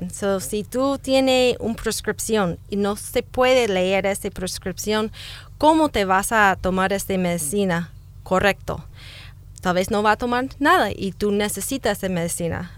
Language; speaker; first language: Spanish; non-native, fluent; English